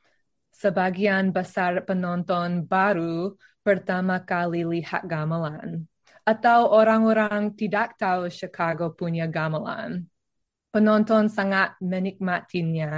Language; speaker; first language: Indonesian; non-native, learner; English